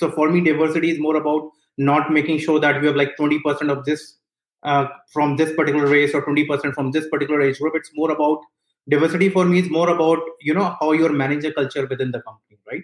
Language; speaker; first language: English; non-native, local second language; Hindi